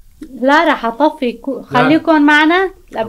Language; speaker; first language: Arabic; non-native, local second language; Kurdish